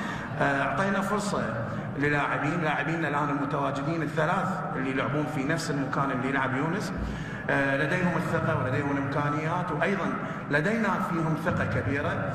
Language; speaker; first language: Arabic; native; Arabic